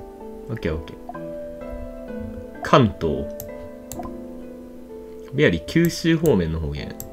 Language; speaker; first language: Japanese; native; Japanese